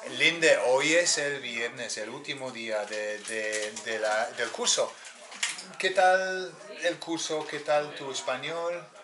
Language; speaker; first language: Spanish; native; Spanish